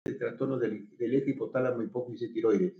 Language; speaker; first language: Spanish; native; Spanish